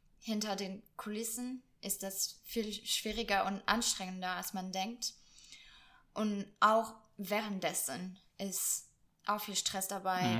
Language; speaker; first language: German; non-native, fluent; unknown